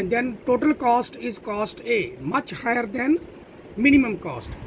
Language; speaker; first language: English; non-native, local second language; Punjabi